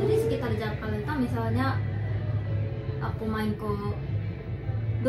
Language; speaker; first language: Indonesian; non-native, fluent; Japanese